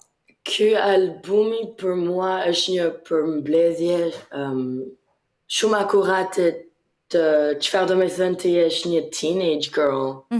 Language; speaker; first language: Albanian; early bilingual, heritage; Albanian